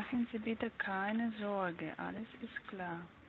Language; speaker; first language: German; non-native, learner; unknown